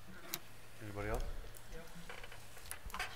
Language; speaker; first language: English; native; English